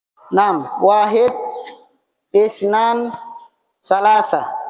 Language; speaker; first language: Arabic; non-native, fluent; Indonesian